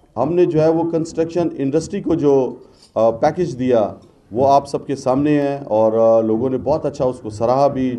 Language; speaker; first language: Urdu; non-native, local second language; Pashto